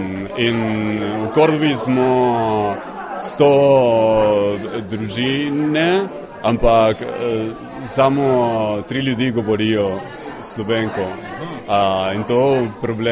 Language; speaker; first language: Slovenian; non-native, learner; Spanish